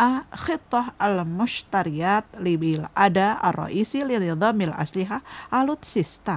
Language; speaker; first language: Arabic; non-native, fluent; Indonesian